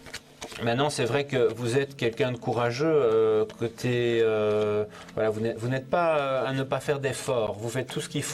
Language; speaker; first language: French; native; French